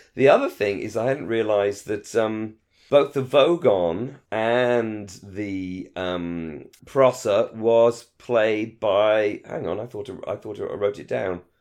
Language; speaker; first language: English; native; English